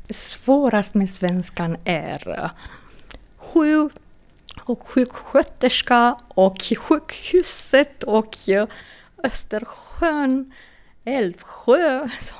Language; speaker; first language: Swedish; non-native, fluent; Romanian